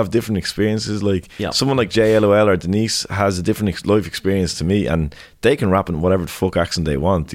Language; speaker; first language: English; native; English